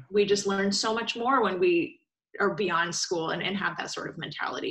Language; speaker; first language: English; native; English